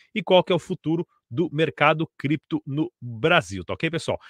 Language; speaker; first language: Portuguese; native; Portuguese